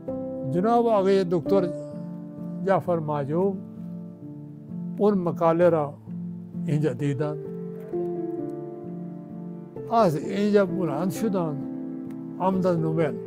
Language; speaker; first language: Persian; non-native, fluent; Urdu